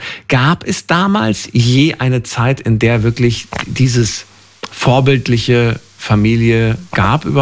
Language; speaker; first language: German; native; German